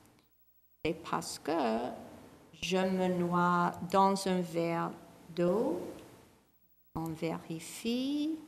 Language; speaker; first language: French; non-native, fluent; English